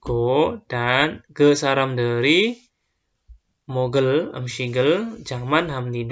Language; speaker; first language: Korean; non-native, fluent; Indonesian